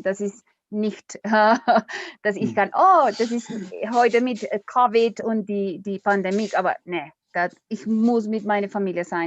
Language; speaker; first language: German; non-native, learner; Spanish